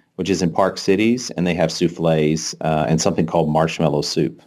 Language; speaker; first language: English; native; English